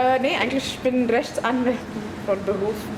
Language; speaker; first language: German; non-native, fluent; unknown